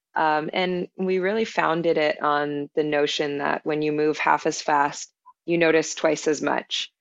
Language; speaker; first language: English; native; English